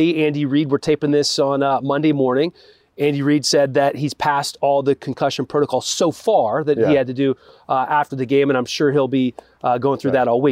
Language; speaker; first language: English; native; English